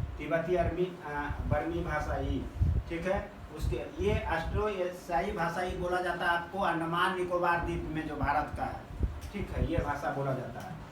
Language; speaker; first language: Hindi; native; Hindi